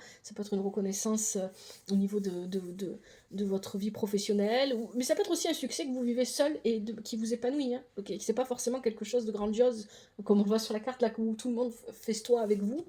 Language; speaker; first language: French; native; French